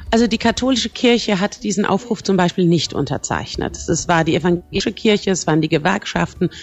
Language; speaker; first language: German; native; German